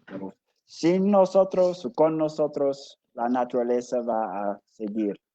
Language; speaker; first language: Spanish; non-native, fluent; English